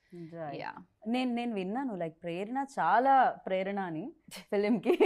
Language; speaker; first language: Telugu; native; Telugu